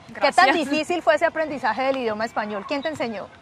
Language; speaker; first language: Spanish; native; Spanish